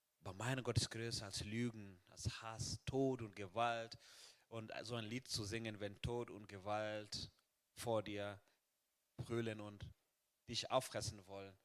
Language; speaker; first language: German; non-native, fluent; Swahili